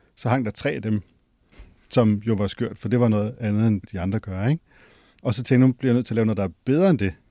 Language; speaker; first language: Danish; native; Danish